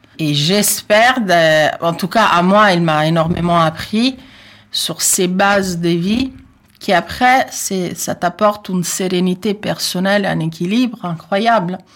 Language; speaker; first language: French; non-native, fluent; Italian